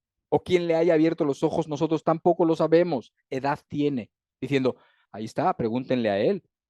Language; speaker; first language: Spanish; native; Spanish